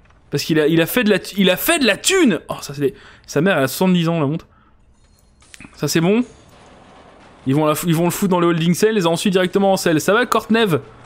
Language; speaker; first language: French; native; French